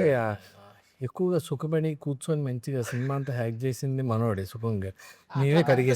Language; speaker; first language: Telugu; native; Telugu